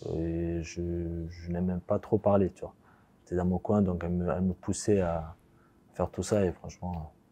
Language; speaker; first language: French; early bilingual, other home language; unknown